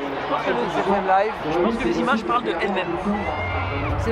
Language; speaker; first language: French; native; French